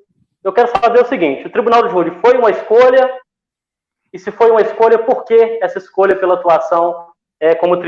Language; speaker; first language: Portuguese; native; Portuguese